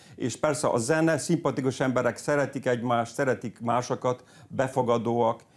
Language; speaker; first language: Hungarian; early bilingual, heritage; Hungarian